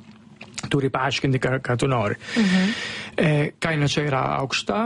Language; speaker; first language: Lithuanian; non-native, learner; Italian